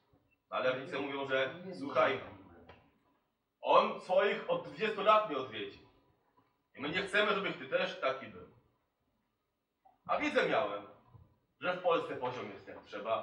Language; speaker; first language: Polish; non-native, fluent; Kurdish